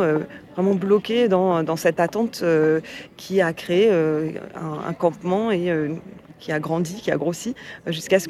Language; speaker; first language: French; native; French